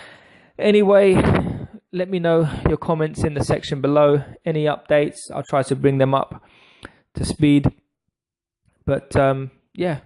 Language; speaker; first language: English; native; English